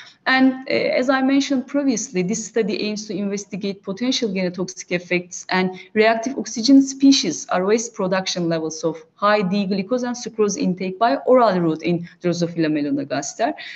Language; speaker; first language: English; non-native, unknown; Turkish